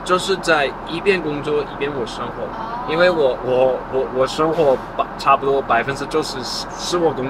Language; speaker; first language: Chinese; non-native, fluent; Dutch